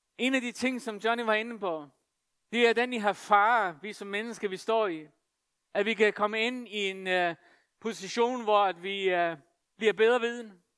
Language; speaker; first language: Danish; non-native, local second language; Faroese